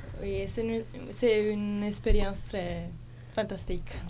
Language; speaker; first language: French; non-native, learner; Italian